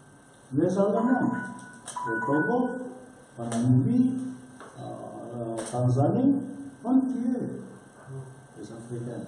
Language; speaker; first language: French; non-native, learner; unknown